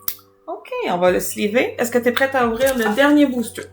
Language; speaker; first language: French; native; French